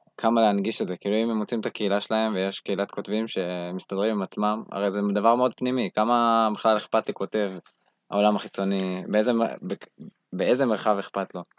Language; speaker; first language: Hebrew; native; Hebrew